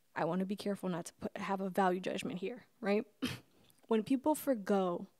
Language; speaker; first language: English; native; English